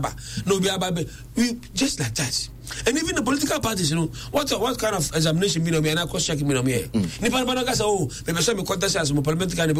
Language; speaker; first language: English; non-native, local second language; Akan